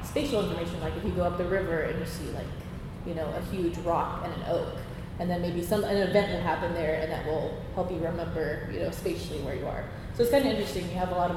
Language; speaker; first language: English; native; English